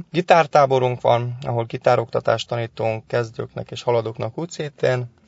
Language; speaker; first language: Hungarian; native; Hungarian